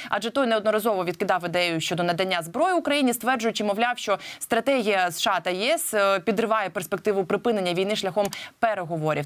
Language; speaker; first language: Ukrainian; native; Ukrainian